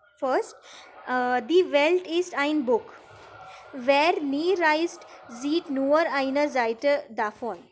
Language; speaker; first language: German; non-native, learner; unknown